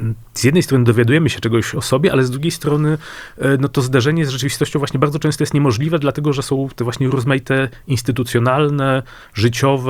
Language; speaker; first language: Polish; native; Polish